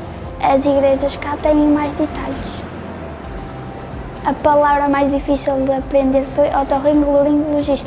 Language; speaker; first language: Portuguese; early bilingual, other home language; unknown